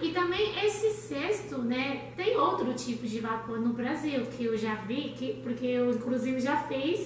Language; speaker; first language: Portuguese; non-native, learner; Chinese